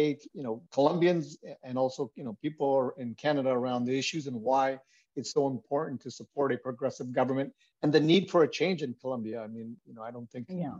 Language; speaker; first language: English; native; English